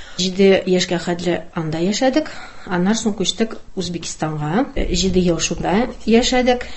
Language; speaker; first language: Tatar; non-native, fluent; Russian